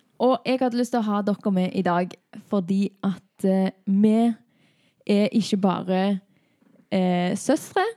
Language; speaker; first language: Norwegian; native; Norwegian